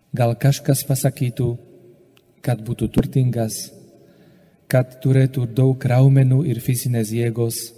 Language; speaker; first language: Lithuanian; non-native, fluent; Slovak